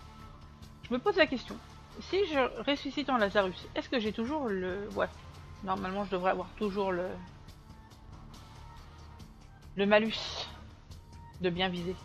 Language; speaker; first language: French; native; French